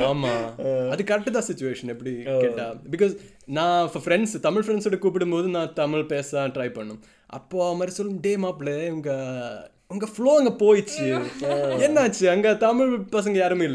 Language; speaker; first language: Tamil; non-native, local second language; Malayalam